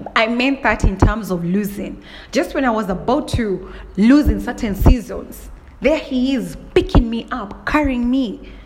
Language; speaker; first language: English; non-native, local second language; Kikuyu